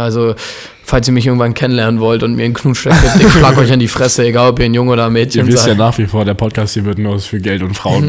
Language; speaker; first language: German; native; German